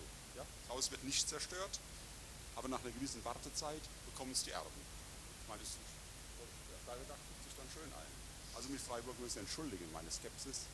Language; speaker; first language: German; native; German